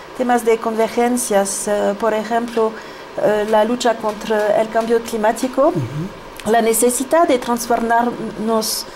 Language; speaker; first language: Spanish; non-native, fluent; French